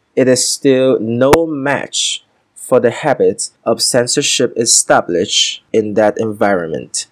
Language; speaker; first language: English; non-native, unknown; Vietnamese